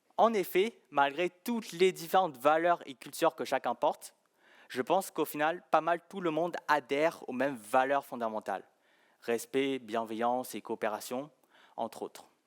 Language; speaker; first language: French; early bilingual, other home language; Chinese